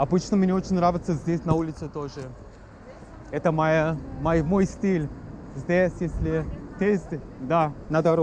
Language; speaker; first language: Russian; non-native, learner; English